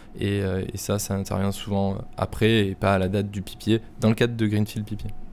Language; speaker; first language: French; native; French